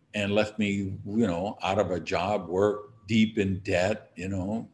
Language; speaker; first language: English; native; English